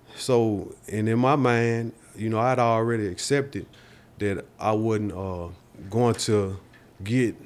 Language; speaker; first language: English; native; English